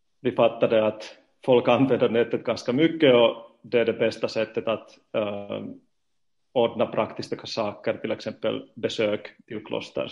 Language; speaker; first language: Swedish; non-native, fluent; Finnish